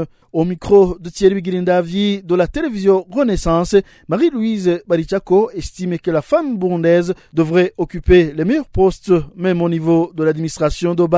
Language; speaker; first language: French; non-native, local second language; Rundi